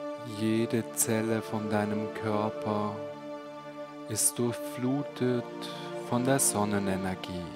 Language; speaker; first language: German; native; German